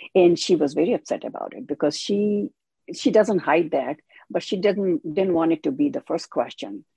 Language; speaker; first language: English; non-native, local second language; Hindi